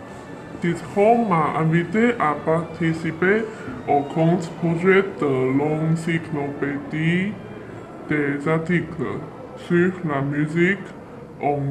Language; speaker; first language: French; non-native, learner; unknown